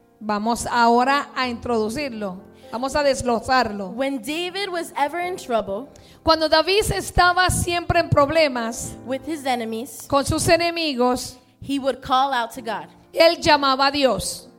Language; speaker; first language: Spanish; early bilingual, heritage; Spanish